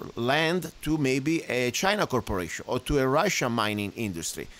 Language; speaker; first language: English; non-native, fluent; Italian